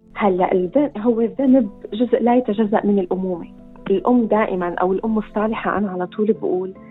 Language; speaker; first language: Arabic; native; Arabic